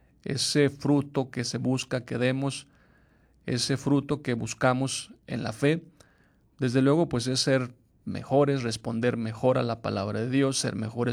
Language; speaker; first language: Spanish; native; Spanish